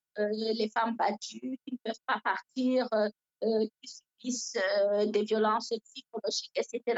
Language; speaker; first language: French; non-native, local second language; Fula